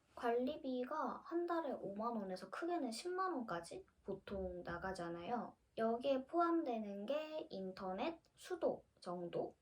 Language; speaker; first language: Korean; native; Korean